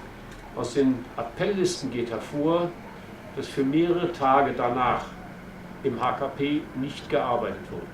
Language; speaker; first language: German; native; German